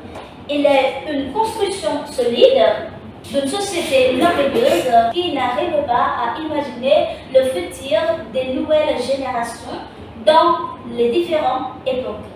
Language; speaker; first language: French; non-native, local second language; Khmer